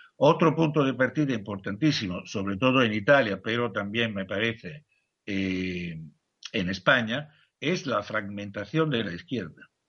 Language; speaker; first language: Spanish; non-native, fluent; Italian